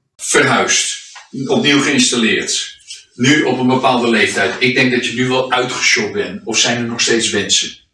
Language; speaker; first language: Dutch; native; Dutch